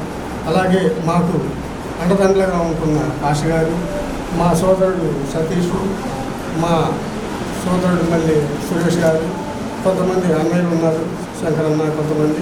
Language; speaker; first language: Telugu; native; Telugu